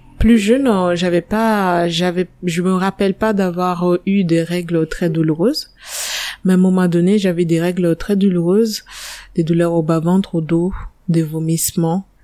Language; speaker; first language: French; non-native, fluent; Italian